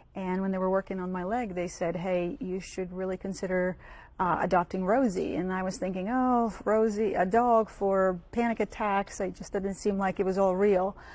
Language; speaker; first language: English; early bilingual, other home language; Bosnian